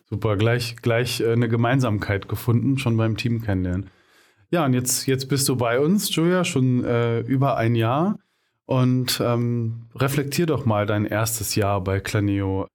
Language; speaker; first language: German; native; German